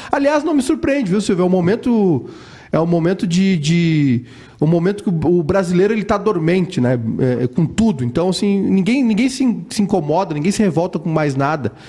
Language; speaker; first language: Portuguese; native; Portuguese